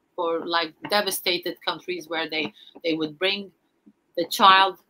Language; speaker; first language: English; non-native, fluent; Arabic